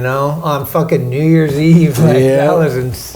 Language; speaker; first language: English; native; English